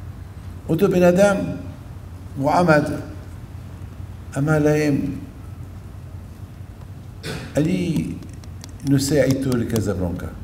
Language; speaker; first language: Hebrew; non-native, fluent; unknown